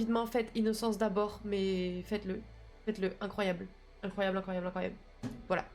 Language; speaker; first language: French; native; French